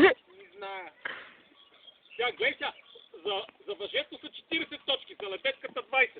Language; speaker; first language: Bulgarian; native; Bulgarian